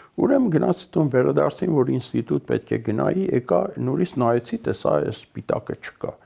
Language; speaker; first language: Armenian; early bilingual, heritage; Armenian